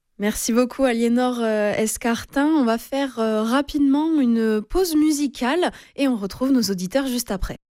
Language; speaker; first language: French; native; French